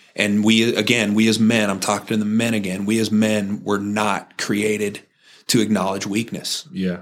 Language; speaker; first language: English; native; English